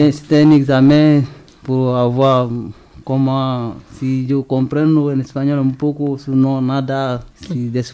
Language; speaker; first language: Spanish; non-native, learner; French